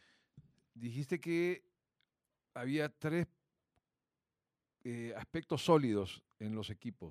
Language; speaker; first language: Spanish; native; Spanish